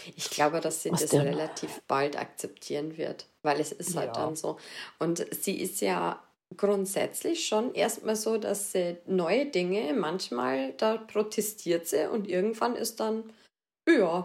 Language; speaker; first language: German; native; German